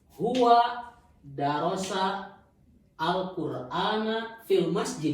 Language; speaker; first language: Arabic; non-native, fluent; Indonesian